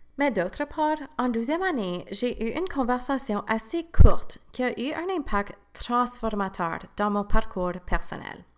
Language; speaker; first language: French; native; French